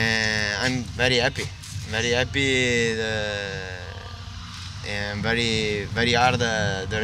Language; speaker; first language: English; non-native, learner; Italian